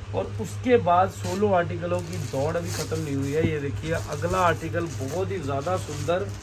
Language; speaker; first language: Hindi; non-native, local second language; Punjabi